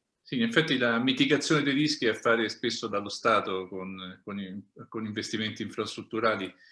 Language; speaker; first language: Italian; native; Italian